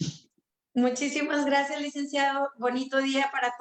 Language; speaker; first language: Spanish; native; Spanish